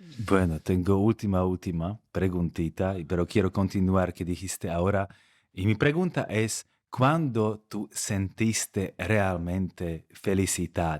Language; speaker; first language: Spanish; non-native, fluent; Slovak